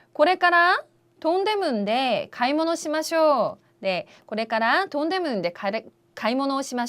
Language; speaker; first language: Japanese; non-native, fluent; Korean